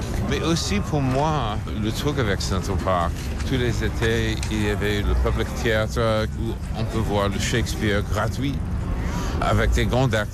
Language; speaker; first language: French; non-native, fluent; English